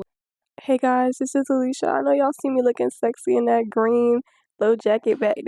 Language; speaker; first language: English; native; English